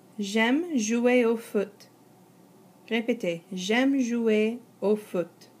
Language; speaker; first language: French; non-native, fluent; English